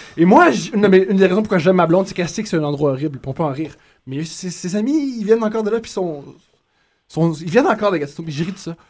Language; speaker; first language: French; native; French